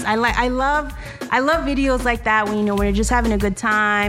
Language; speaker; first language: English; early bilingual, other home language; Spanish